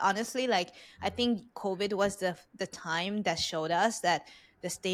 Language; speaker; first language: English; non-native, fluent; Hungarian